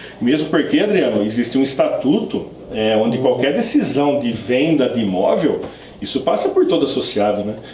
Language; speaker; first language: Portuguese; native; Portuguese